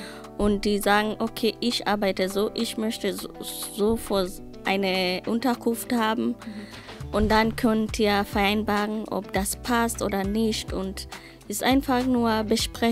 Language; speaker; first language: German; non-native, learner; Swahili